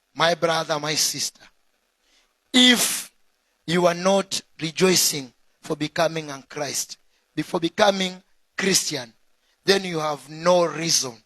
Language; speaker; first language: English; non-native, local second language; Swahili